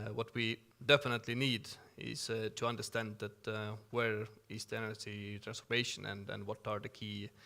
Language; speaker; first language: English; non-native, fluent; Estonian